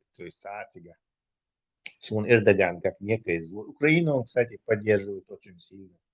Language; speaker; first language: Russian; non-native, local second language; Chechen